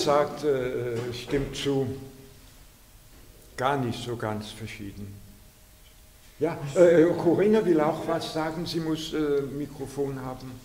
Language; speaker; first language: German; non-native, fluent; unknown